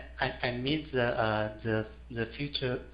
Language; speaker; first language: English; non-native, learner; Chinese